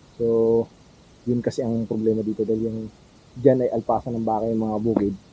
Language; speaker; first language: Filipino; native; Filipino